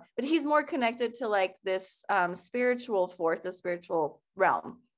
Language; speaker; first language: English; early bilingual, other home language; Persian